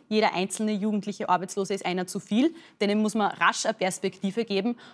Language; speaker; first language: German; native; German